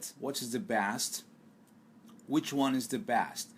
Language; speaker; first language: English; non-native, fluent; Turkish